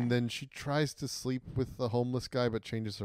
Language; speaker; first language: English; native; English